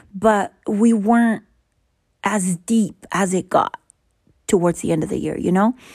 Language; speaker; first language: English; early bilingual, other home language; Spanish